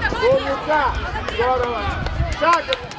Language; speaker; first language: Russian; native; Russian